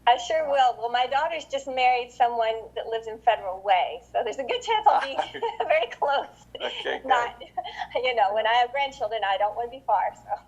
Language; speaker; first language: English; native; English